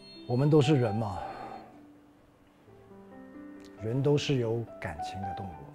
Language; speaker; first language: Chinese; native; Chinese